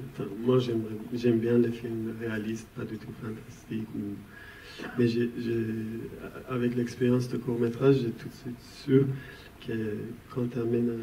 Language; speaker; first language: French; non-native, fluent; Persian